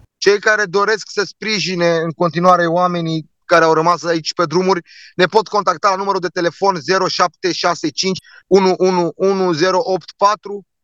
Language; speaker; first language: Romanian; non-native, local second language; Turkish